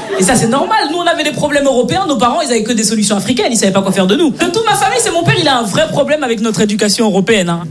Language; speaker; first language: French; native; French